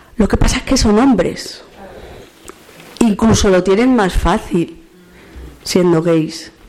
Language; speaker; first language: Spanish; native; Spanish